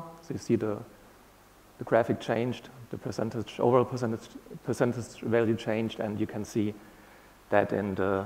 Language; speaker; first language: English; non-native, fluent; German